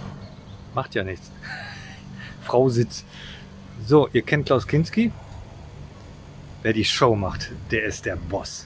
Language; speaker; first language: German; native; German